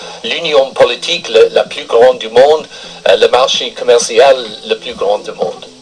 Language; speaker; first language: French; non-native, fluent; English